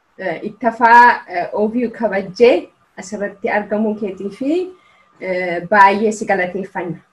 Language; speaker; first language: Oromo; native; Oromo